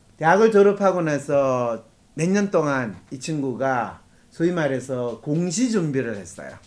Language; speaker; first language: Korean; native; Korean